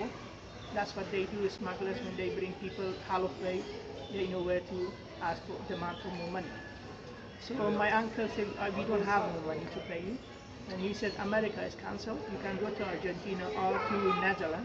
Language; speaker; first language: English; non-native, fluent; Persian